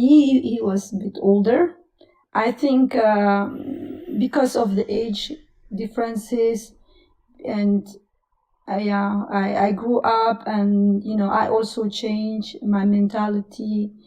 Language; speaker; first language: English; non-native, fluent; Italian